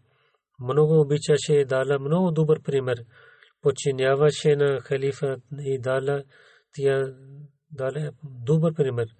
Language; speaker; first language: Bulgarian; non-native, learner; Urdu